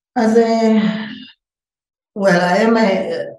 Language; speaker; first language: English; non-native, fluent; Hebrew